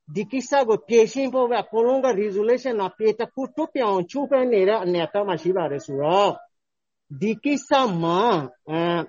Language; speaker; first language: Burmese; non-native, local second language; Rohingya